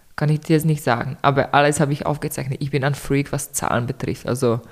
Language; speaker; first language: German; non-native, fluent; Czech